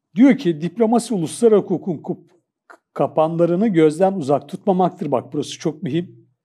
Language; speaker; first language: Turkish; native; Turkish